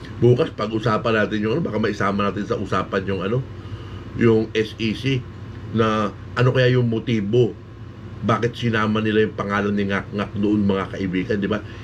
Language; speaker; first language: Filipino; native; Filipino